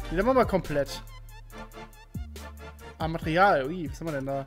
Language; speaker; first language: German; native; German